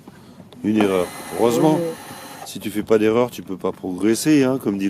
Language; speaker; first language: French; native; French